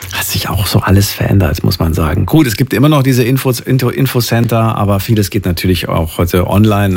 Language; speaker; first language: German; native; German